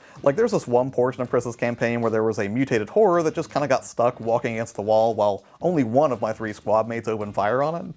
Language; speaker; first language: English; native; English